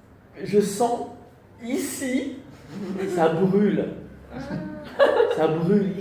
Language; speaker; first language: French; non-native, fluent; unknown